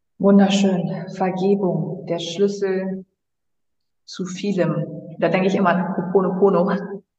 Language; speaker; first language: German; early bilingual, other home language; Vietnamese